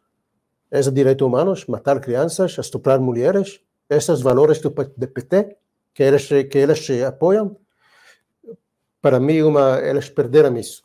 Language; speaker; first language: Portuguese; non-native, fluent; Hebrew